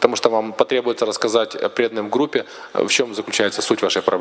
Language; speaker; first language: Russian; native; Russian